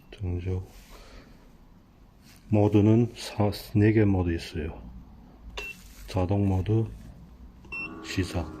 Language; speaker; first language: Korean; native; Korean